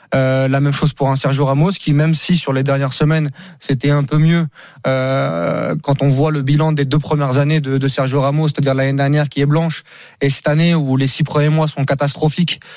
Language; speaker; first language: French; native; French